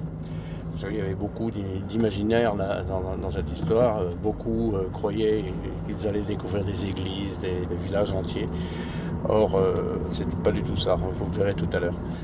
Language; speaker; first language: French; native; French